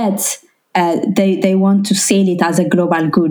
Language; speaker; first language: English; non-native, fluent; Amharic